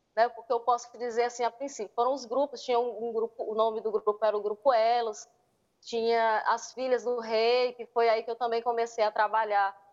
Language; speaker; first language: Portuguese; native; Portuguese